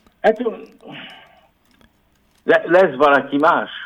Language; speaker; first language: Hungarian; non-native, learner; French